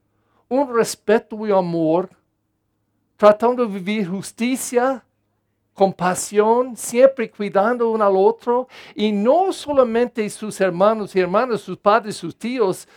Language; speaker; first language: Spanish; non-native, fluent; English